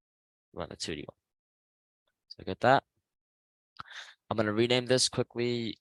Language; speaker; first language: English; native; English